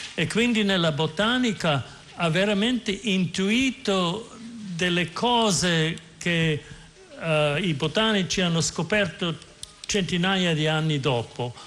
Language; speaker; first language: Italian; non-native, fluent; German